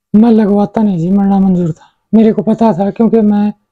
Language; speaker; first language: Hindi; native; Hindi